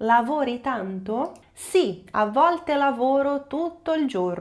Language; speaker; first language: Italian; non-native, fluent; Portuguese